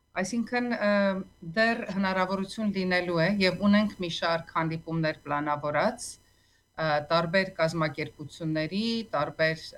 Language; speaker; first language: Armenian; native; Armenian